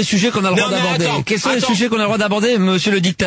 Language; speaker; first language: French; native; French